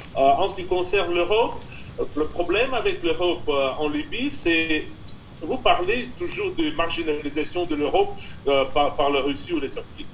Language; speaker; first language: French; non-native, fluent; Russian